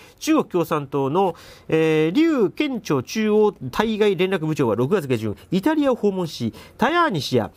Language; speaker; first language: Japanese; native; Japanese